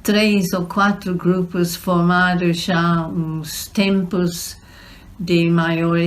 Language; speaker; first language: Portuguese; non-native, fluent; English